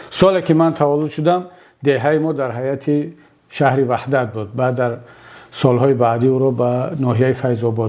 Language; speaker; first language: Persian; native; Persian